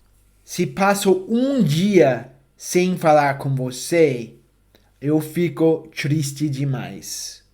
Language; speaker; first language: Portuguese; non-native, fluent; English